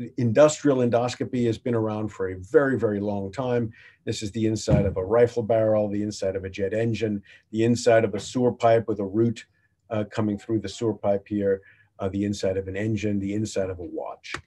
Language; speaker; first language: English; native; English